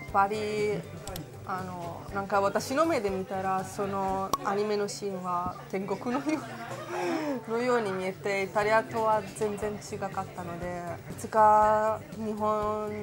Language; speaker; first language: Japanese; non-native, fluent; Italian